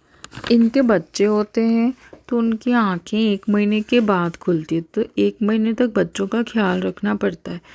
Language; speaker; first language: Hindi; native; Hindi